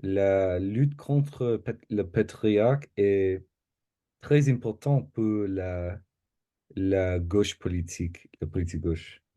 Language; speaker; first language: French; non-native, learner; English